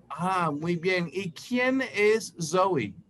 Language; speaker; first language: Spanish; non-native, fluent; English